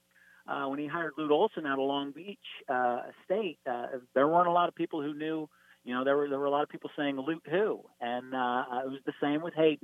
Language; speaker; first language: English; native; English